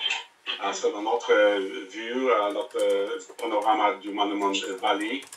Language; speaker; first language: French; non-native, learner; English